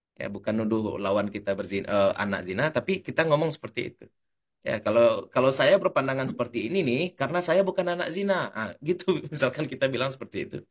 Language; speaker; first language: Indonesian; native; Indonesian